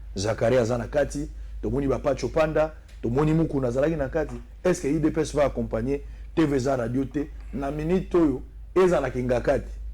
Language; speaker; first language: Lingala; native; Lingala